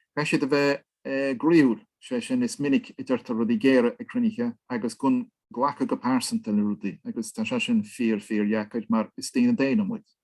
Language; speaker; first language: Irish; native; Irish